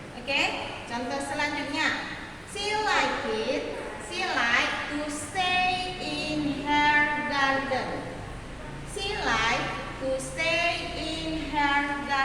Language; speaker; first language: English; non-native, learner; Indonesian